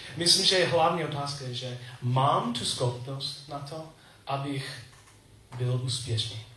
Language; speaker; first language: Czech; non-native, learner; English